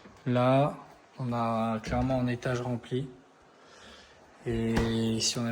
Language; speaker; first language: French; native; French